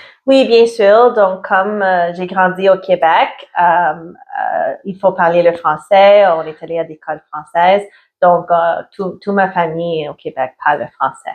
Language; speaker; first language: French; early bilingual, other home language; Italian